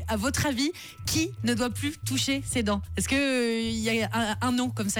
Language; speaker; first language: French; native; French